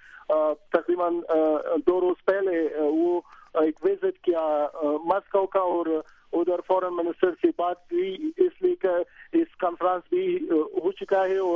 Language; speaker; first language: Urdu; non-native, learner; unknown